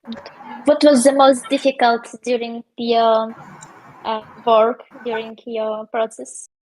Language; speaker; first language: English; non-native, learner; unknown